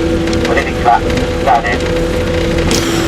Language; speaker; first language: Japanese; native; Japanese